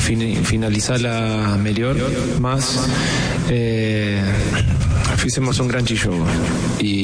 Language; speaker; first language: Portuguese; non-native, fluent; Spanish